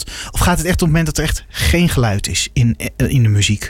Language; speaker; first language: Dutch; native; Dutch